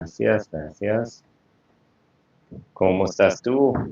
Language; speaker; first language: Spanish; non-native, fluent; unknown